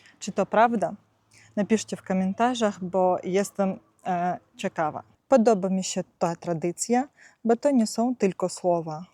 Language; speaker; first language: Polish; non-native, fluent; Ukrainian